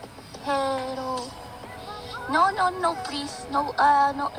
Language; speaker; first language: English; non-native, learner; Filipino